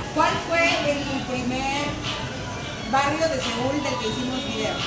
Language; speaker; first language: Spanish; native; Spanish